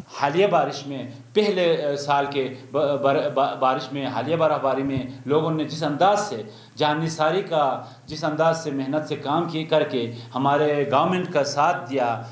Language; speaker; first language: Urdu; non-native, local second language; Khowar